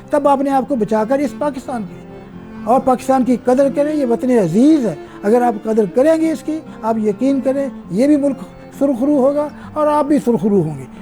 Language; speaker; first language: Urdu; non-native, local second language; Punjabi